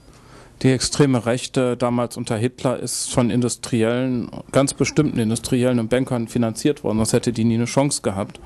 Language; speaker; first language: German; native; German